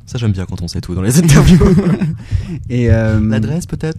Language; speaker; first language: French; native; French